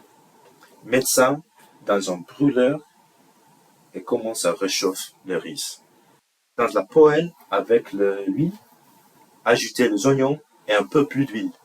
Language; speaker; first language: French; non-native, learner; English